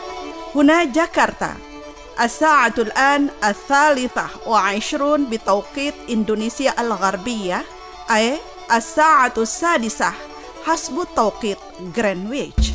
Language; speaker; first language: Arabic; non-native, fluent; Indonesian